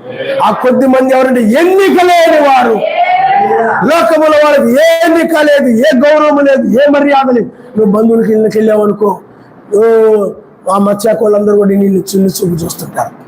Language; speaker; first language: Telugu; native; Telugu